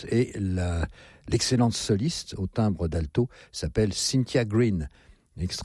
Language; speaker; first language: French; native; French